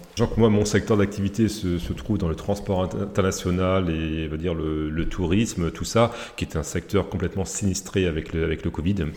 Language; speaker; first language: French; native; French